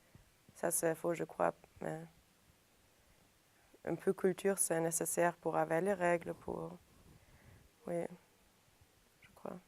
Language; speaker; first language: French; non-native, fluent; German